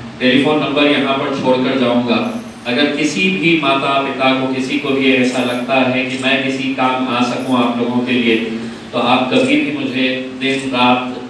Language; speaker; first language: Hindi; non-native, local second language; Urdu